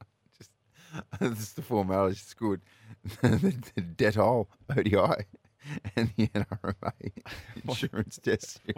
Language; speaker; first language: English; native; English